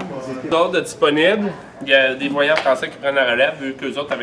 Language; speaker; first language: French; native; French